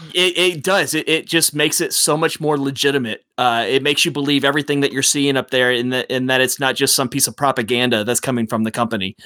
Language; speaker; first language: English; native; English